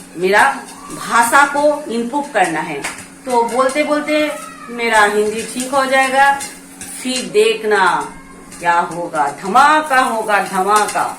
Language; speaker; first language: Hindi; non-native, local second language; Bangla